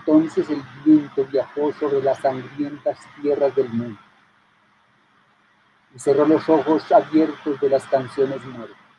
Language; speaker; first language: Spanish; native; Spanish